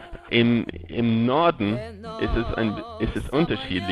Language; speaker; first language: German; non-native, fluent; Portuguese